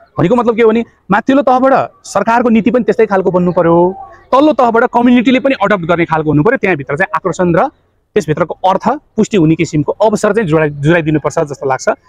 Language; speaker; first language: Nepali; non-native, local second language; Newari